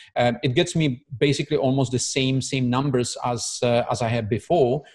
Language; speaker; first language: English; non-native, fluent; Czech